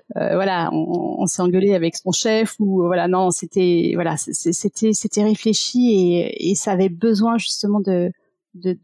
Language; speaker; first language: French; native; French